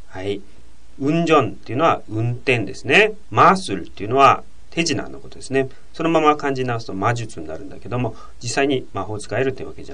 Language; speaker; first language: Japanese; native; Japanese